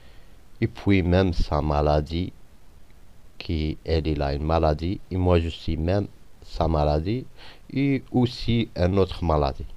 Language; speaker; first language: French; non-native, fluent; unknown